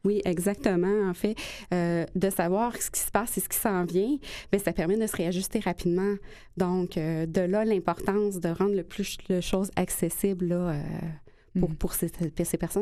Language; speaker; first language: French; native; French